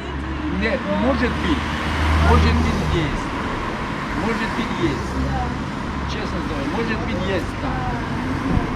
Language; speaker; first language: Russian; non-native, local second language; Tajik